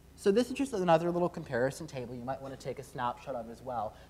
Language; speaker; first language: English; native; English